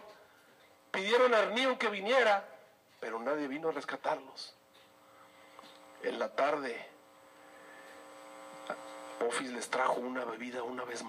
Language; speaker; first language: Spanish; native; Spanish